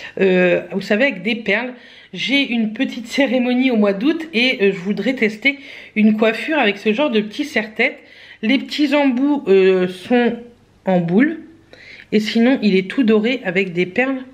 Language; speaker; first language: French; native; French